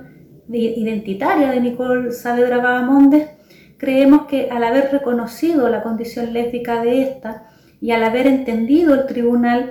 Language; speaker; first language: Spanish; native; Spanish